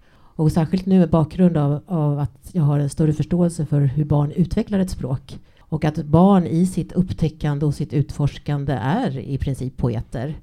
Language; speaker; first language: Swedish; early bilingual, other home language; English